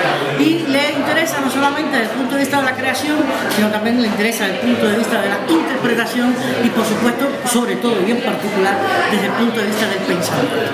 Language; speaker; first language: Spanish; native; Spanish